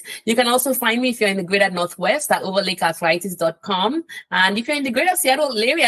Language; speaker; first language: English; non-native, local second language; Yoruba